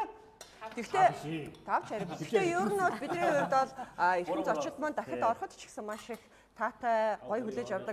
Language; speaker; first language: Mongolian; native; Mongolian